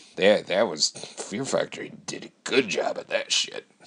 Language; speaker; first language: English; native; English